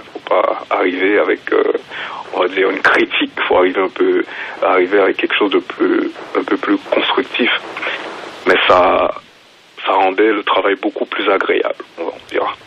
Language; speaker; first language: French; native; French